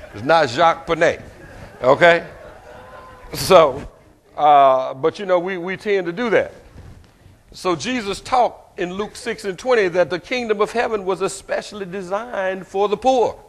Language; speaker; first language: English; native; English